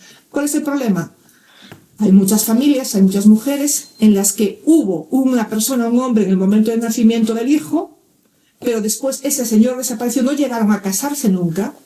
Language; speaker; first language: Spanish; native; Spanish